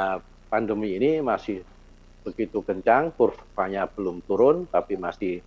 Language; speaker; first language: Indonesian; native; Indonesian